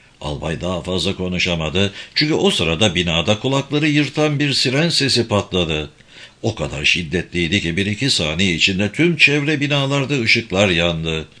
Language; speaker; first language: Turkish; native; Turkish